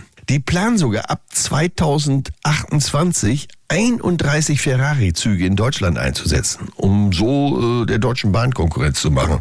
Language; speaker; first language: German; native; German